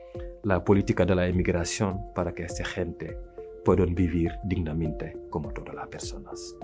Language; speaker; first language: Spanish; non-native, fluent; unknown